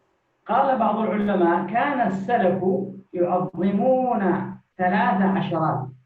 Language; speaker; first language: Arabic; native; Arabic